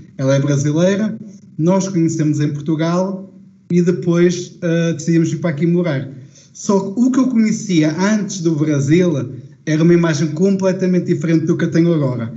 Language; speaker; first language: Portuguese; native; Portuguese